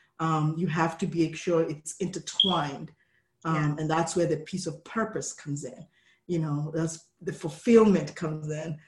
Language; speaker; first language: English; non-native, local second language; Kikuyu